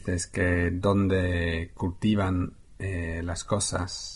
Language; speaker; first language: Spanish; non-native, fluent; English